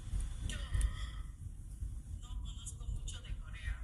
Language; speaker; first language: Spanish; non-native, learner; Korean